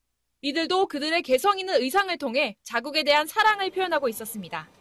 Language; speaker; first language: Korean; native; Korean